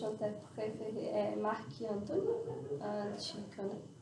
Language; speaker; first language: French; non-native, learner; Portuguese